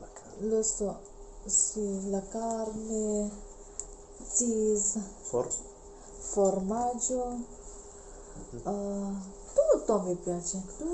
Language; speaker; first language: Italian; non-native, learner; Mizo